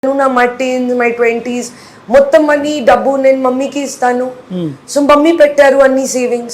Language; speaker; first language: Telugu; non-native, learner; Hindi